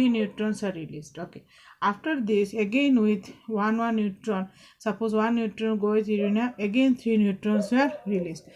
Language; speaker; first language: English; non-native, local second language; Bangla